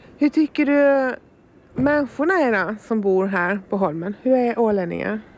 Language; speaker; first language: Swedish; native; Swedish